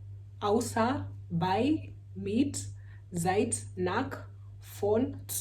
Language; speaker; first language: German; non-native, learner; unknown